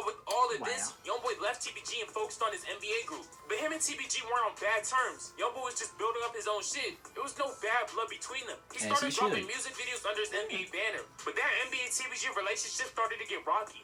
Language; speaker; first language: English; native; English